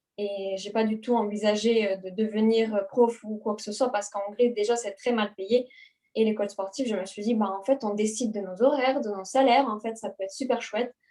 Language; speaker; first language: French; non-native, fluent; Hungarian